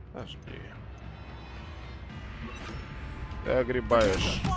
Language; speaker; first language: Russian; native; Russian